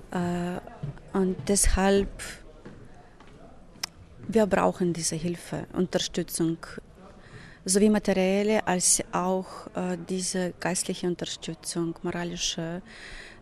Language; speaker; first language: German; non-native, fluent; Ukrainian